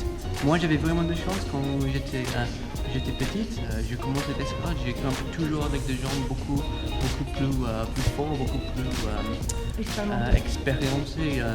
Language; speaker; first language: French; non-native, fluent; English